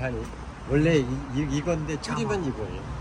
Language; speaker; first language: Korean; native; Korean